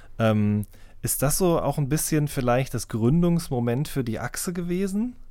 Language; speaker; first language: German; native; German